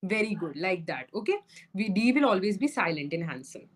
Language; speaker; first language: English; non-native, local second language; Hindi